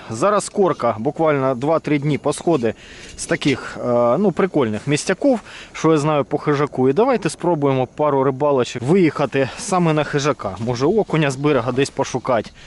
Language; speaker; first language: Ukrainian; native; Ukrainian